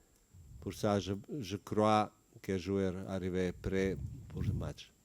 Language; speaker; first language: French; non-native, learner; Bosnian